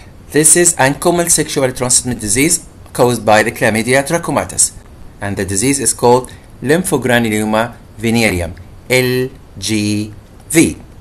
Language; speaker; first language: English; non-native, fluent; Arabic